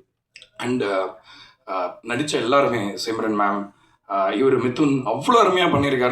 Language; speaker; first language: Tamil; native; Tamil